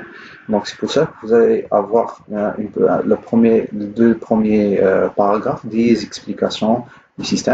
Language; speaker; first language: French; non-native, local second language; Arabic